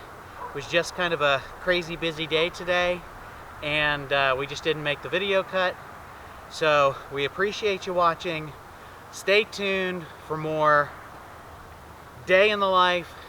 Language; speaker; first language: English; native; English